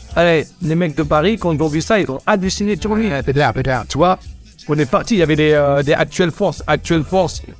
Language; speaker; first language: French; native; French